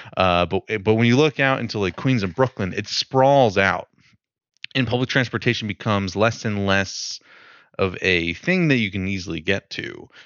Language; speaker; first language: English; native; English